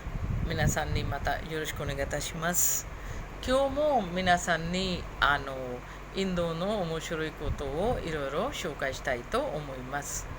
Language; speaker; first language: Japanese; non-native, fluent; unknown